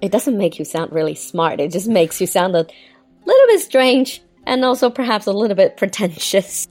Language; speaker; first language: English; non-native, fluent; Chinese